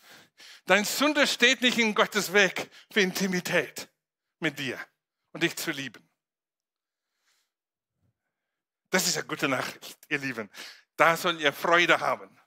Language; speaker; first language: German; non-native, fluent; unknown